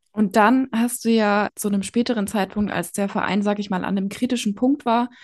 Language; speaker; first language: German; native; German